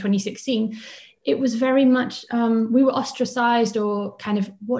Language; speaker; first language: English; native; English